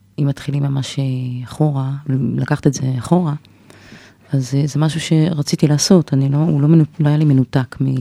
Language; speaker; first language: Hebrew; native; Hebrew